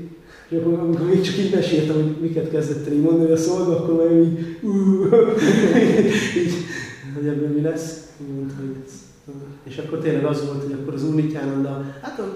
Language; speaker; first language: Hungarian; native; Hungarian